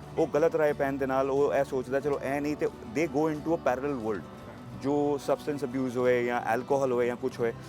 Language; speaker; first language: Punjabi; native; Punjabi